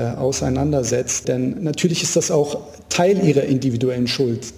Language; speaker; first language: German; native; German